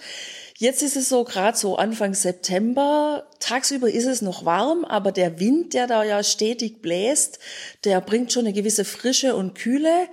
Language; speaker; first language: German; native; German